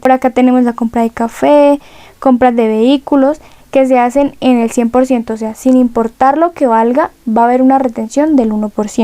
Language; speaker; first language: Spanish; native; Spanish